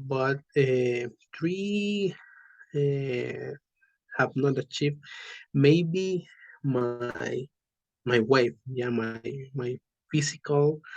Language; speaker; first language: English; non-native, learner; Spanish